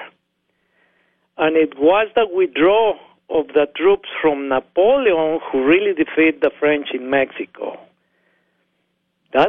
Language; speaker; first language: English; non-native, learner; Spanish